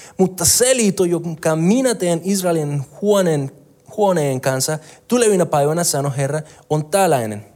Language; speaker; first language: Finnish; non-native, fluent; Spanish